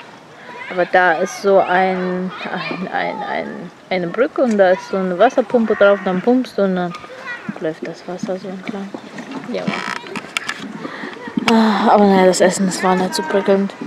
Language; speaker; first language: German; native; German